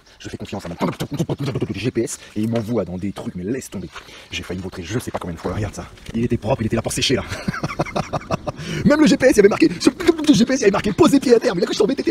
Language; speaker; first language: French; native; French